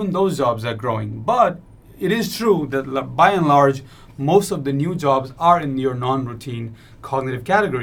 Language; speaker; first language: English; non-native, local second language; Nepali